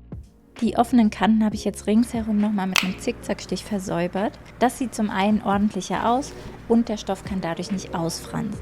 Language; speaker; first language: German; native; German